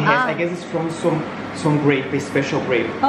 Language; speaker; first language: English; non-native, learner; Portuguese